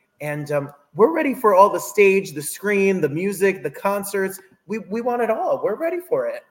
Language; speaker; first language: English; native; English